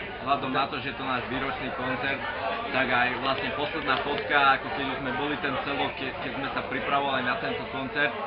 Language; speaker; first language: Slovak; native; Slovak